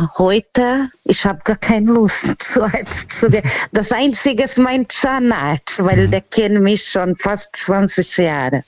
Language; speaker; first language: German; non-native, learner; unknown